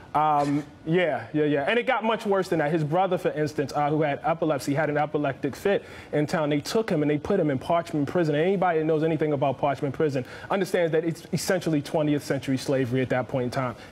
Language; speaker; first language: English; native; English